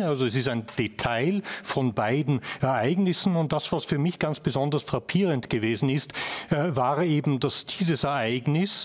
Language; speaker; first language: German; native; German